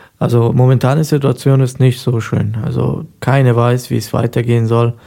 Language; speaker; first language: German; non-native, fluent; Persian